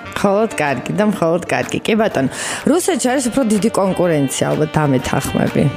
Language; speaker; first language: Georgian; native; Georgian